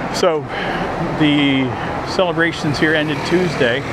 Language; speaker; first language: English; native; English